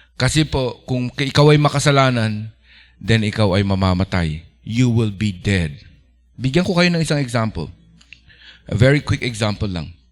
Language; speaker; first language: Filipino; non-native, local second language; Iloko